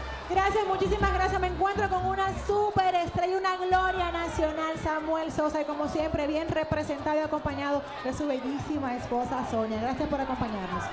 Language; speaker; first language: Spanish; native; Spanish